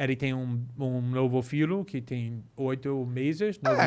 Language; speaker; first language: Portuguese; non-native, fluent; English